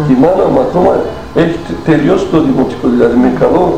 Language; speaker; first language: Greek; non-native, local second language; Turkish